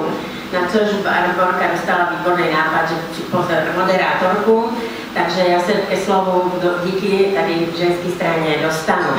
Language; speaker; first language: Czech; non-native, fluent; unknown